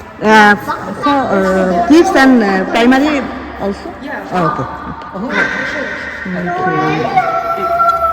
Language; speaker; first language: English; non-native, learner; Bangla